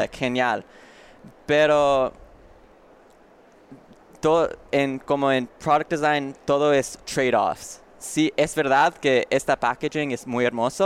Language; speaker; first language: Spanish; non-native, learner; English